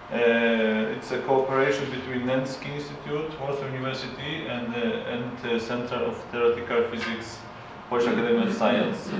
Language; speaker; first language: English; non-native, fluent; Polish